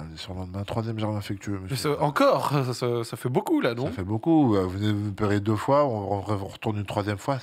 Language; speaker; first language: French; native; French